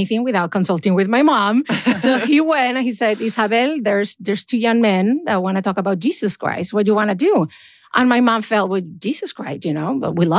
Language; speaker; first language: English; non-native, fluent; Spanish